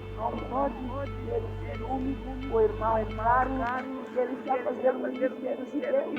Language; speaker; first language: Portuguese; non-native, local second language; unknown